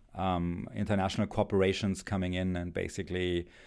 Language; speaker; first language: English; non-native, fluent; German